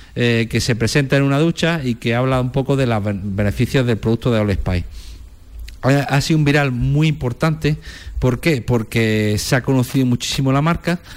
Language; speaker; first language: Spanish; native; Spanish